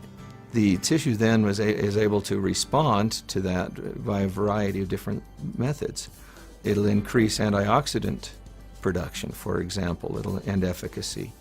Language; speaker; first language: English; native; English